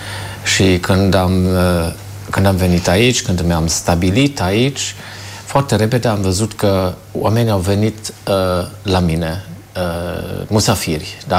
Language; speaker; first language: Romanian; non-native, fluent; German